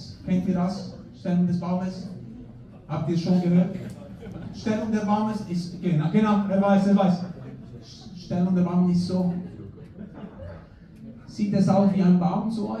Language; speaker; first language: German; non-native, fluent; Spanish